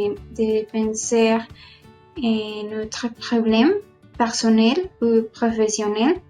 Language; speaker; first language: French; non-native, learner; Spanish